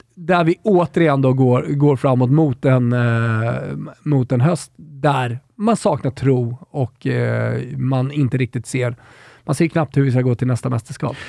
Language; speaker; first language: Swedish; native; Swedish